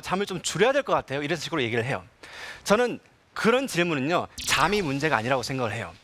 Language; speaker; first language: Korean; native; Korean